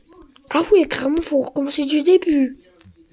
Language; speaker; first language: French; native; French